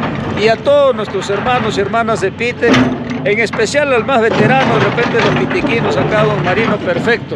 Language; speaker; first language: Spanish; native; Spanish